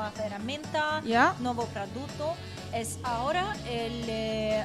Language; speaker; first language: Spanish; non-native, learner; Portuguese